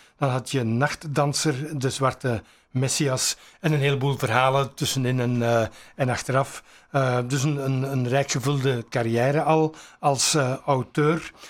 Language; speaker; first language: Dutch; native; Dutch